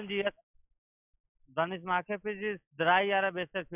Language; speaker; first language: German; non-native, learner; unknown